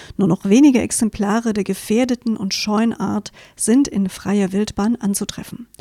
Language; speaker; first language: German; native; German